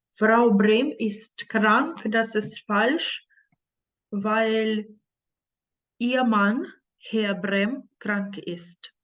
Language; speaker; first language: German; non-native, fluent; Ukrainian